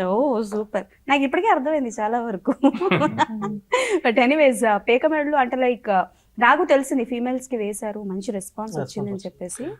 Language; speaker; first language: Telugu; native; Telugu